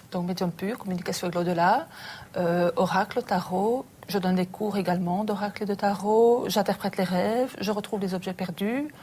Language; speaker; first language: French; native; French